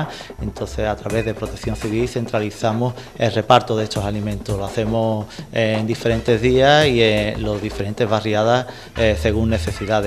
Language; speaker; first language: Spanish; native; Spanish